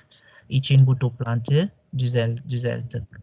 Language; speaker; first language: Turkish; non-native, fluent; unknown